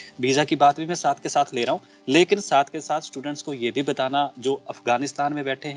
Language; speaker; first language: Hindi; native; Hindi